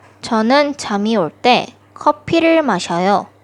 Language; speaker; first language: Korean; non-native, fluent; Thai